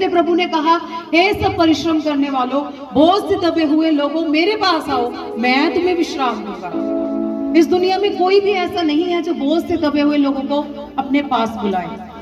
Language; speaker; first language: Hindi; non-native, local second language; Punjabi